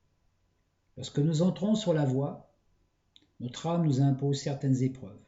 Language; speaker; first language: French; native; French